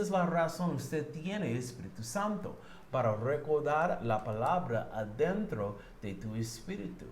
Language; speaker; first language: Spanish; non-native, learner; English